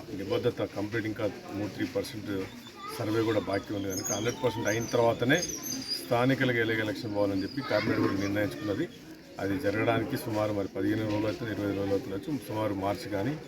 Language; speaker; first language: Telugu; native; Telugu